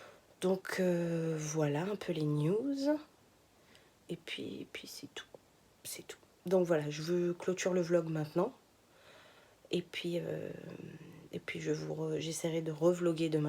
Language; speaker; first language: French; native; French